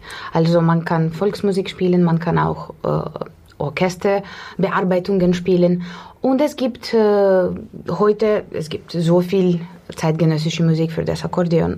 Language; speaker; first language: German; non-native, fluent; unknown